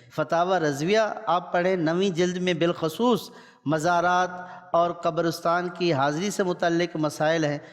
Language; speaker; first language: Urdu; native; Urdu